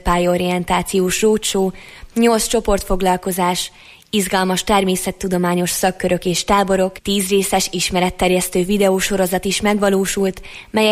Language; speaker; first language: Hungarian; native; Hungarian